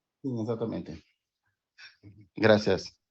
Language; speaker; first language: Spanish; non-native, learner; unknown